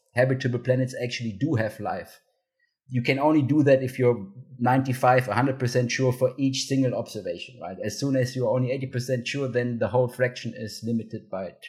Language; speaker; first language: English; non-native, fluent; German